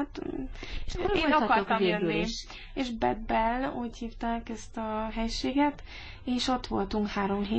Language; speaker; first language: Hungarian; early bilingual, heritage; English